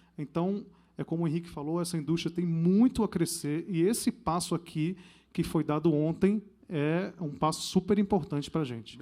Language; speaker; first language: Portuguese; native; Portuguese